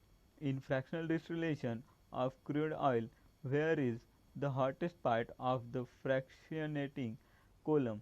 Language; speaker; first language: English; non-native, local second language; Marathi